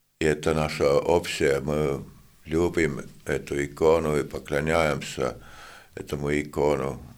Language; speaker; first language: Russian; non-native, fluent; Estonian